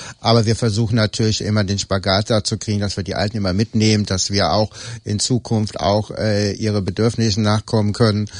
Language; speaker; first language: German; native; German